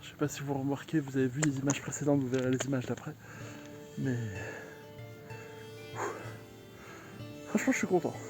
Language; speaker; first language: French; native; French